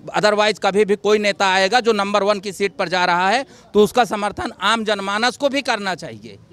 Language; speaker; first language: Hindi; native; Hindi